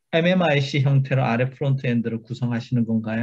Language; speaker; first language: Korean; native; Korean